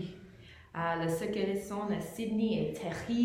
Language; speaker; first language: French; non-native, learner; English